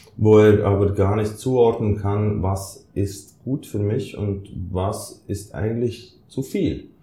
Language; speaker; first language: German; native; German